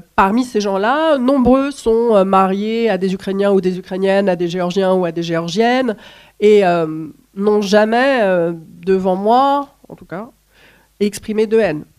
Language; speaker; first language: French; native; French